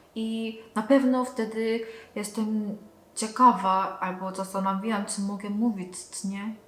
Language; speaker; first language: Polish; non-native, learner; Korean